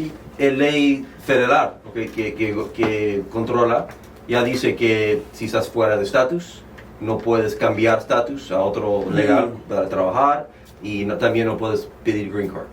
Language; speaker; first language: Spanish; early bilingual, heritage; Spanish